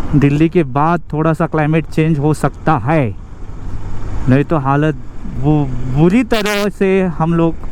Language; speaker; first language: Hindi; non-native, local second language; Marathi